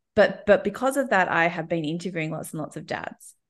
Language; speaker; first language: English; native; English